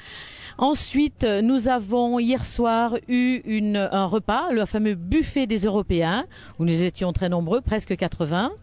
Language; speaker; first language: French; native; French